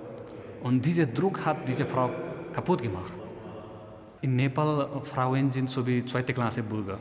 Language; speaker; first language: German; non-native, learner; Nepali